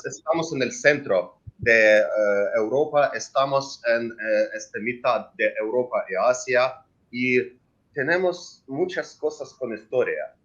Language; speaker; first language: Spanish; non-native, learner; Ukrainian